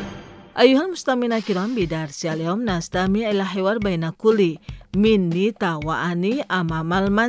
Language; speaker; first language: Arabic; non-native, fluent; Indonesian